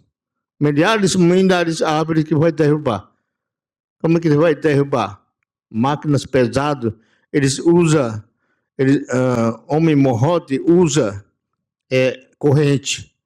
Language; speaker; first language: Portuguese; non-native, local second language; Yanomámi